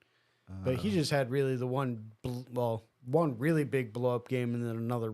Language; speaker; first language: English; native; English